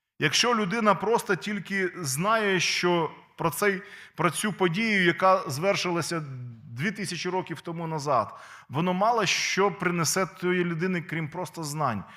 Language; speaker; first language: Ukrainian; non-native, local second language; Russian